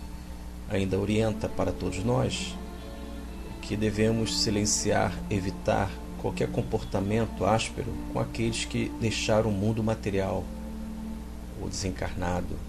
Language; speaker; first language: Portuguese; native; Portuguese